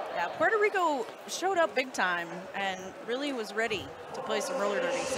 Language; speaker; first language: English; native; English